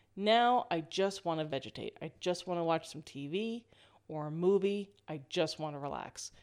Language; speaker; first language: English; native; English